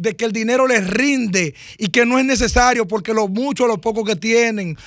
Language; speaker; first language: Spanish; native; Spanish